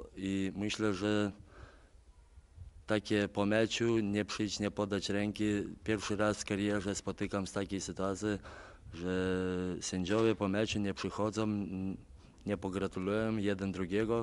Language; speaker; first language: Polish; non-native, fluent; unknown